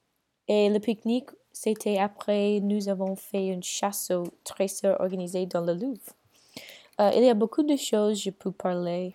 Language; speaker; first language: French; non-native, learner; English